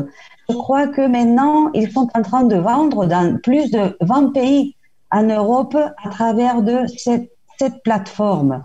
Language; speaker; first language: French; non-native, fluent; Spanish